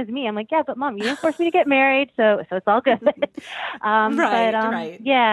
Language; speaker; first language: English; native; English